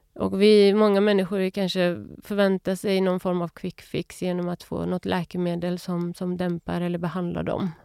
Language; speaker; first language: Swedish; early bilingual, other home language; Urdu